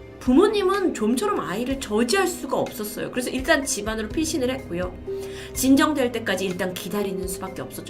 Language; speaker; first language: Korean; native; Korean